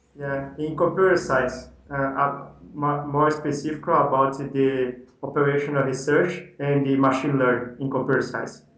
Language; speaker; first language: English; non-native, learner; Portuguese